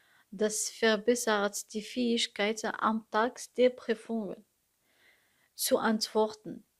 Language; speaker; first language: German; non-native, learner; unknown